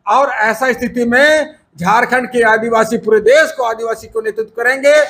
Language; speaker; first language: Hindi; native; Hindi